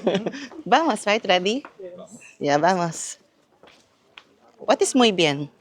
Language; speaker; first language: Spanish; non-native, learner; Filipino